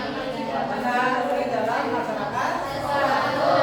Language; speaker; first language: Malay; native; Malay